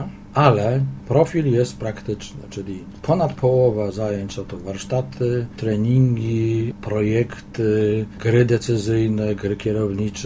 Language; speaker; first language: Polish; native; Polish